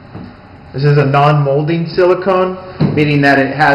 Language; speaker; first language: English; native; English